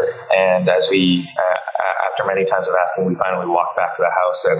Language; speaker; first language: English; early bilingual, other home language; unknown